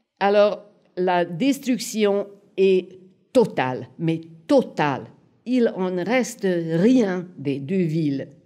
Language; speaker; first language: French; non-native, fluent; Hungarian